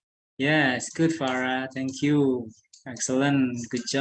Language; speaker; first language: English; non-native, learner; Indonesian